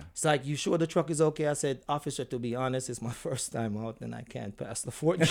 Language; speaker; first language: English; non-native, local second language; Jamaican Creole English